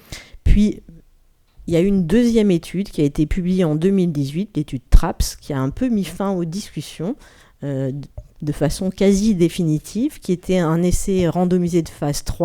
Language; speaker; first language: French; native; French